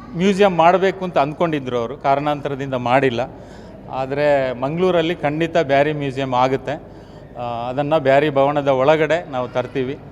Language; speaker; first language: Kannada; non-native, local second language; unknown